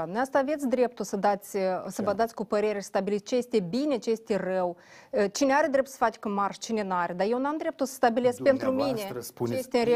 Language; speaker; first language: Romanian; native; Romanian